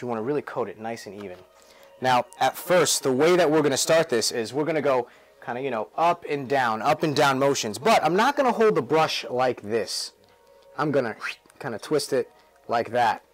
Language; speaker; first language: English; native; English